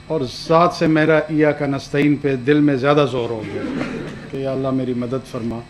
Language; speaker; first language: Urdu; non-native, local second language; Pashto